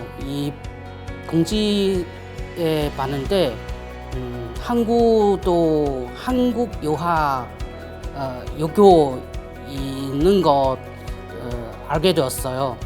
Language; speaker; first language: Korean; non-native, learner; Chinese